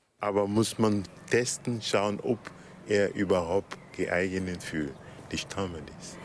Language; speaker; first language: German; non-native, learner; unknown